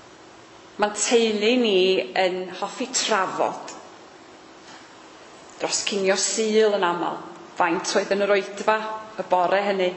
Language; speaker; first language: Welsh; native; Welsh